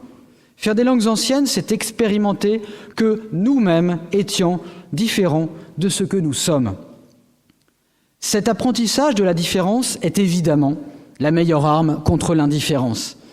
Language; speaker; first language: French; native; French